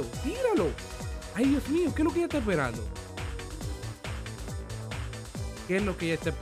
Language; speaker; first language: Spanish; native; Spanish